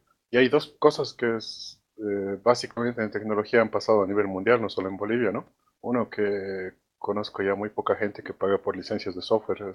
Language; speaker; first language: Spanish; native; Spanish